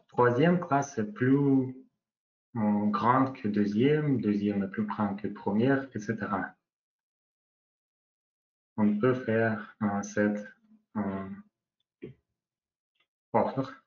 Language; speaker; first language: French; non-native, learner; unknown